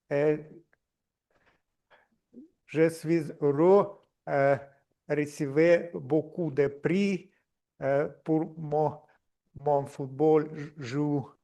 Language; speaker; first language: French; non-native, learner; Russian